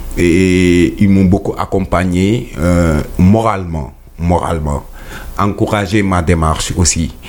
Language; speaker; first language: French; non-native, local second language; Wolof